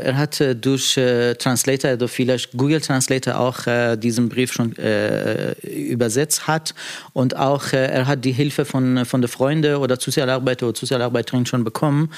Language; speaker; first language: German; non-native, fluent; Persian